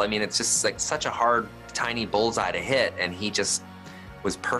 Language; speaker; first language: English; native; English